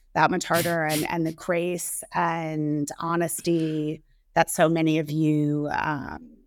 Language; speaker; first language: English; native; English